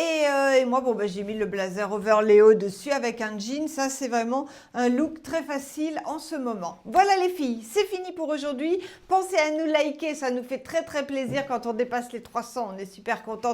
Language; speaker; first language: French; native; French